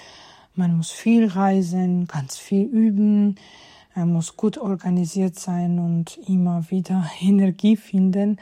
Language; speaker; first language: German; non-native, fluent; Georgian